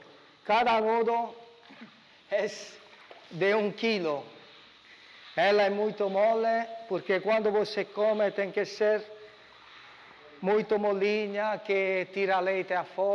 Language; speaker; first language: Portuguese; non-native, learner; Italian